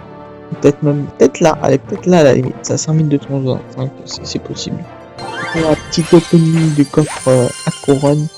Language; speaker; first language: French; native; French